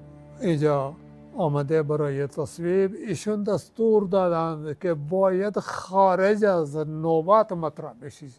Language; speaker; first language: Persian; non-native, fluent; Urdu